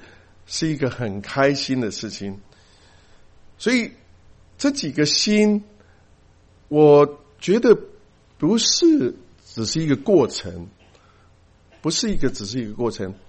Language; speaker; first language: Chinese; native; Chinese